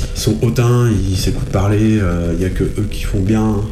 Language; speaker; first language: French; native; French